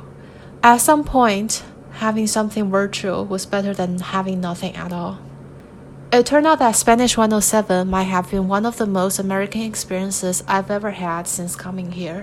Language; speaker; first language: English; non-native, fluent; Chinese